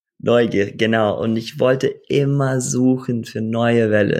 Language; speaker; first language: German; early bilingual, heritage; German